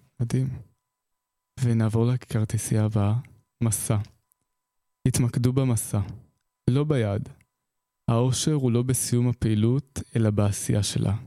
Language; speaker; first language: Hebrew; native; Hebrew